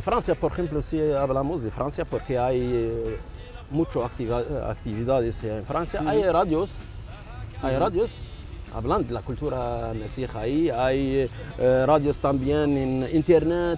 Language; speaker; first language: Spanish; non-native, learner; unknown